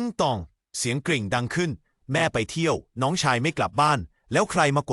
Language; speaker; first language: Thai; native; Thai